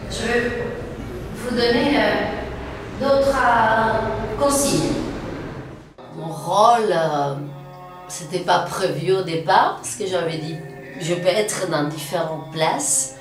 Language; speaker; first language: French; non-native, fluent; Spanish